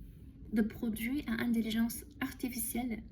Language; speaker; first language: French; non-native, learner; Chinese